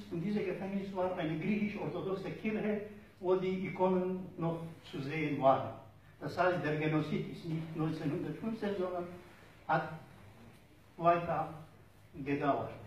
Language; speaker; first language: German; non-native, fluent; Turoyo